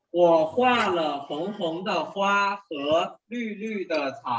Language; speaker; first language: Chinese; non-native, fluent; Thai